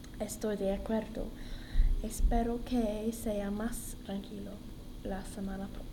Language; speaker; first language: Spanish; non-native, learner; English